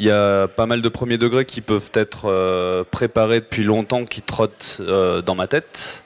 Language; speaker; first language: French; native; French